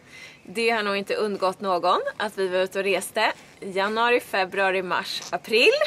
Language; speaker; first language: Swedish; native; Swedish